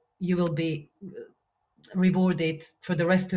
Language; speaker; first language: English; non-native, fluent; Slovak